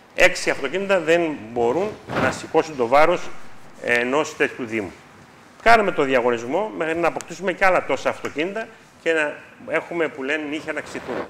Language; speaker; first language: Greek; native; Greek